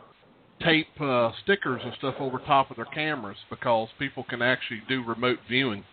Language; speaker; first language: English; native; English